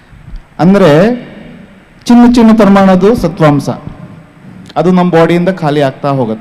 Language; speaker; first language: Kannada; non-native, fluent; Hindi